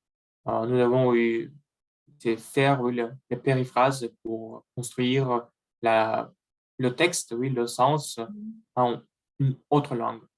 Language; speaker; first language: French; non-native, learner; Russian